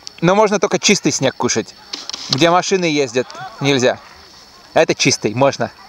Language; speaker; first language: Russian; early bilingual, heritage; Russian